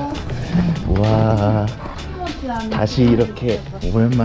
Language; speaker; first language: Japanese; non-native, learner; Korean